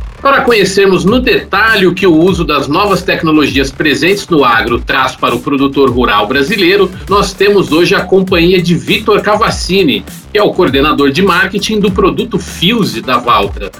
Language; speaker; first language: Portuguese; native; Portuguese